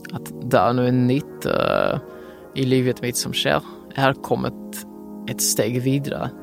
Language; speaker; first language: Norwegian; non-native, fluent; Polish